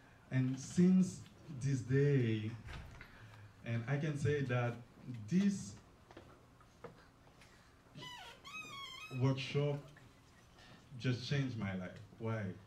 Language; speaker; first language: English; non-native, learner; Haitian Creole